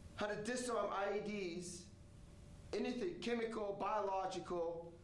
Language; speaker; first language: English; native; English